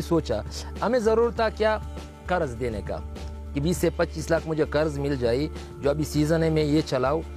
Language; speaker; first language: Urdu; non-native, local second language; Pashto